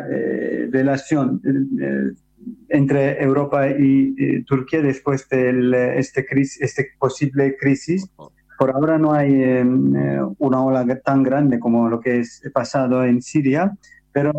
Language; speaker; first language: Spanish; non-native, fluent; Turkish